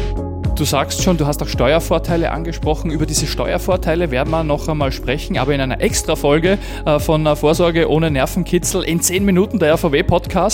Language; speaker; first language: German; native; German